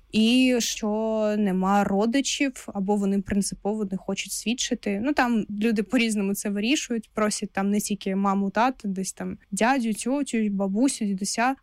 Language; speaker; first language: Ukrainian; non-native, local second language; Russian